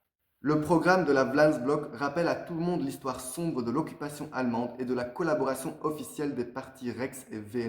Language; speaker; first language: French; native; French